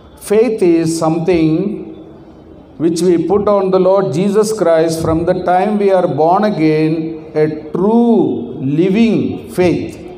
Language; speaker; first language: English; non-native, local second language; Telugu